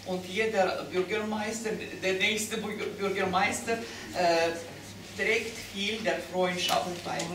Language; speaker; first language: German; non-native, fluent; Russian